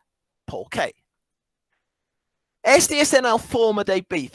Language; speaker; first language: Spanish; non-native, fluent; English